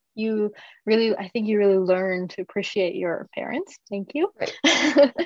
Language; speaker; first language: English; early bilingual, other home language; Japanese